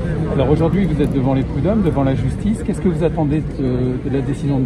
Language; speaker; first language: French; native; French